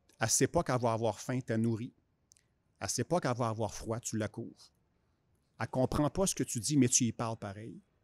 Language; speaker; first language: French; native; French